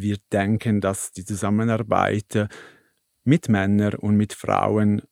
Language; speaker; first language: German; non-native, fluent; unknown